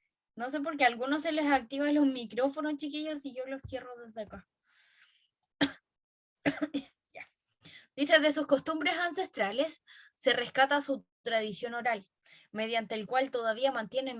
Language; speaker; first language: Spanish; native; Spanish